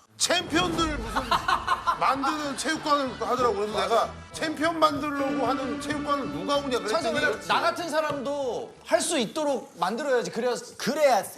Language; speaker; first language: Korean; native; Korean